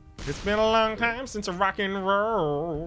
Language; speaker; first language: English; native; English